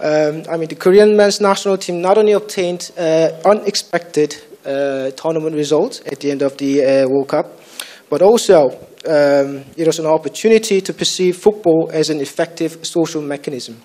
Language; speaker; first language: English; non-native, fluent; Korean